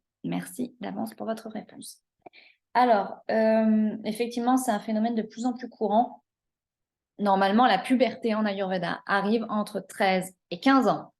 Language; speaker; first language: French; native; French